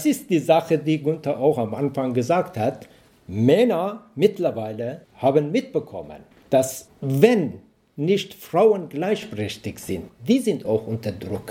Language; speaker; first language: German; non-native, learner; Persian